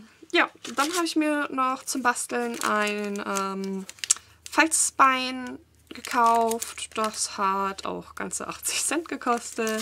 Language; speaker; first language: German; native; German